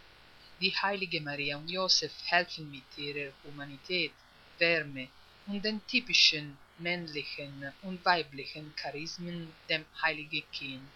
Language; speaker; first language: German; non-native, fluent; Italian